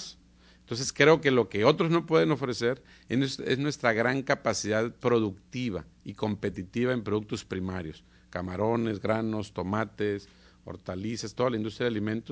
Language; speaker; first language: Spanish; native; Spanish